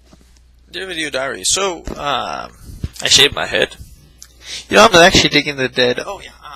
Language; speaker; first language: English; native; English